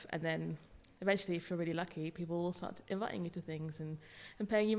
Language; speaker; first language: English; native; English